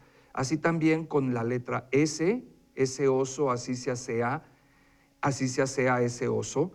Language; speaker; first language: Spanish; native; Spanish